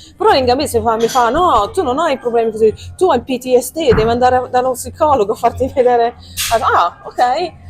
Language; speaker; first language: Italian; native; Italian